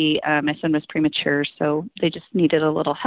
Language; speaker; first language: English; native; English